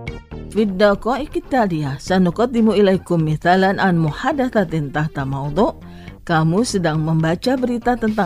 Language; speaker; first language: Arabic; non-native, fluent; Indonesian